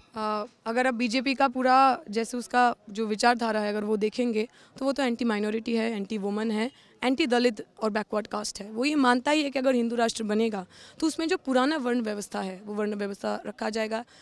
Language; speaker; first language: Hindi; non-native, local second language; Bangla